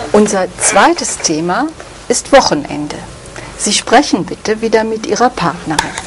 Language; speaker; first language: German; native; German